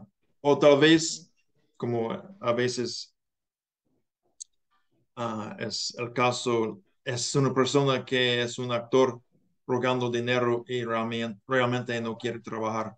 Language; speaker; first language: Spanish; non-native, learner; English